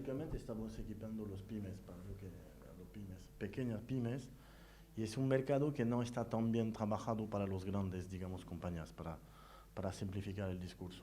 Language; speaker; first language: Spanish; non-native, fluent; French